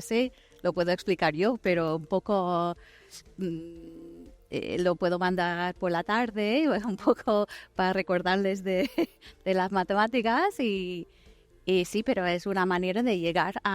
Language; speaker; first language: Spanish; non-native, fluent; English